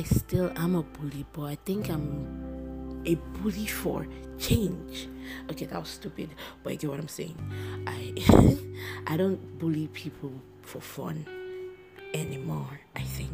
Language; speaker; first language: English; non-native, local second language; Yoruba